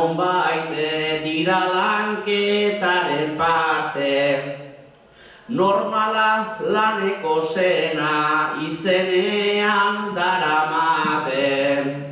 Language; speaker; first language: Basque; native; Basque